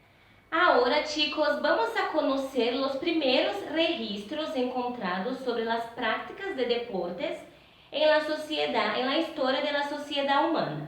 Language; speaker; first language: Spanish; non-native, fluent; Portuguese